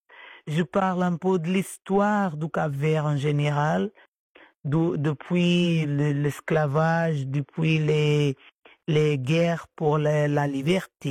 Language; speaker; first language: French; non-native, fluent; Portuguese